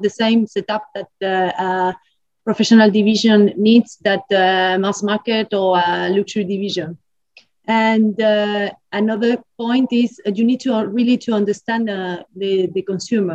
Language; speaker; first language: English; non-native, fluent; Spanish